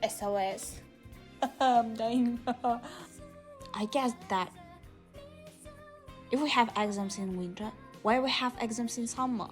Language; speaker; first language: English; non-native, learner; Kazakh